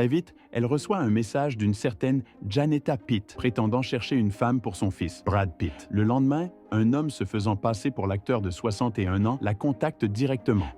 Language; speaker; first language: French; native; French